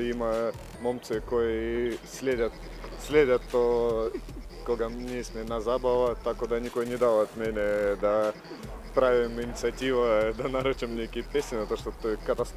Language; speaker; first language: Macedonian; non-native, fluent; Russian